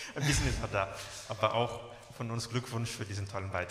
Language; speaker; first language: German; native; German